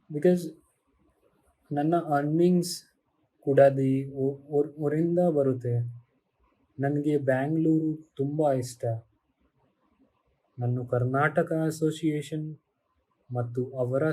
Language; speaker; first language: Kannada; non-native, learner; Hindi